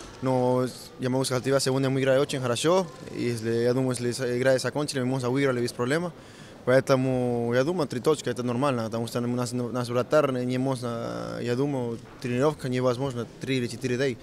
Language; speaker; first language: Russian; non-native, learner; Spanish